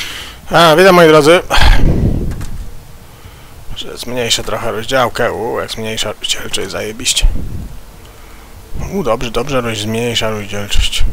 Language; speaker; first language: Polish; native; Polish